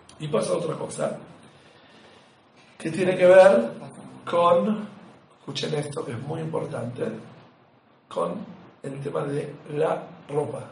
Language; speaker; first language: Spanish; native; Spanish